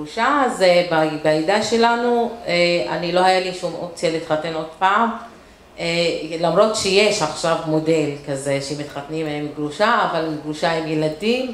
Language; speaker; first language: Hebrew; non-native, local second language; Arabic